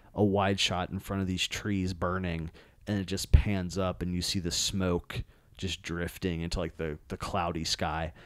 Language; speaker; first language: English; native; English